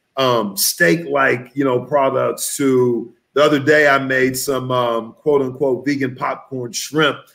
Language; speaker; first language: English; native; English